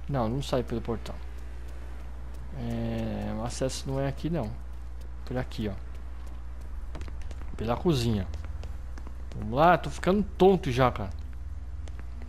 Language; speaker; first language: Portuguese; native; Portuguese